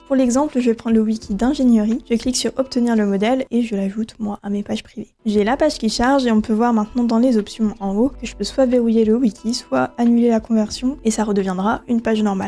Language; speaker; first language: French; native; French